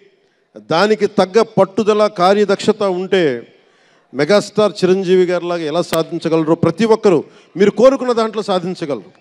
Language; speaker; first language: Telugu; native; Telugu